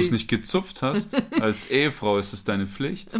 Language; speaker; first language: German; native; German